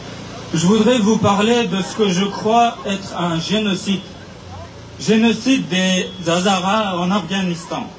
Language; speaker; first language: French; non-native, fluent; Persian